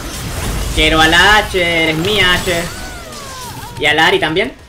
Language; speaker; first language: Spanish; native; Spanish